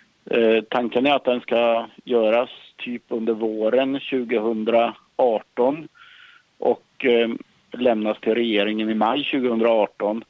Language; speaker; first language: Swedish; native; Swedish